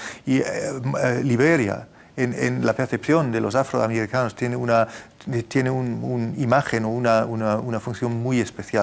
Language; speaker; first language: Spanish; non-native, fluent; German